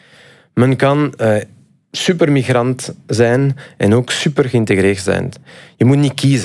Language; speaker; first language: Dutch; non-native, fluent; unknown